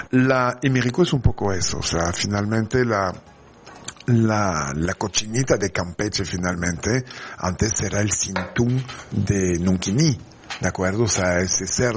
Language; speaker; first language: Spanish; non-native, fluent; French